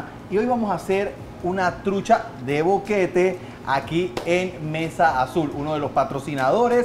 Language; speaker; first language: Spanish; native; Spanish